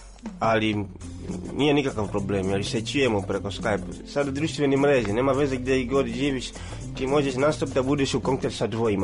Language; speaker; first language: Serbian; non-native, fluent; Swahili